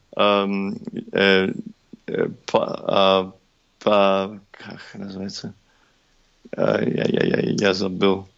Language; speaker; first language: Russian; non-native, learner; English